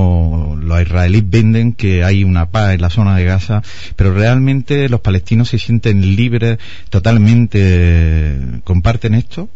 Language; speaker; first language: Spanish; native; Spanish